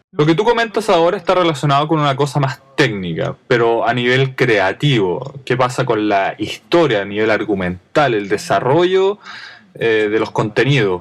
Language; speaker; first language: Spanish; native; Spanish